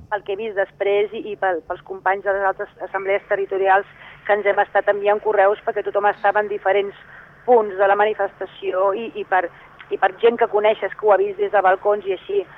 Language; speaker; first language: Catalan; native; Catalan